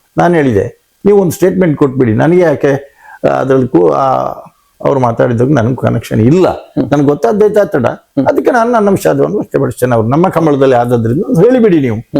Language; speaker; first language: Kannada; non-native, local second language; Tulu